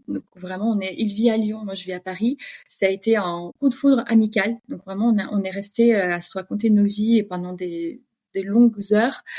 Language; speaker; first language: French; non-native, fluent; Russian